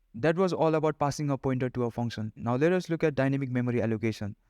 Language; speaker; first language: English; non-native, local second language; Nepali